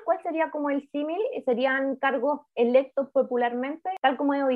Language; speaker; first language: Spanish; native; Spanish